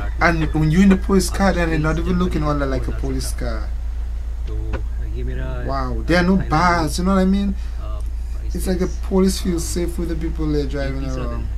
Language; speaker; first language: English; non-native, fluent; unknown